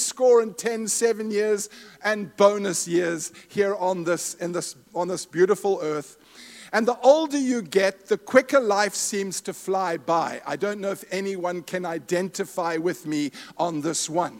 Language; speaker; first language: English; native; English